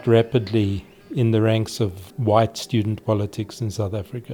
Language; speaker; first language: English; native; English